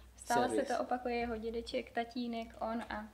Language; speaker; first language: Czech; native; Czech